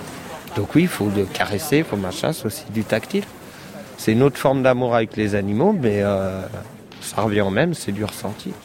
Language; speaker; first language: French; native; French